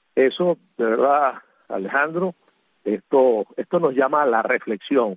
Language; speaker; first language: Spanish; native; Spanish